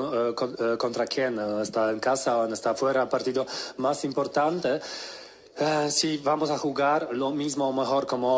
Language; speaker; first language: Spanish; non-native, learner; Polish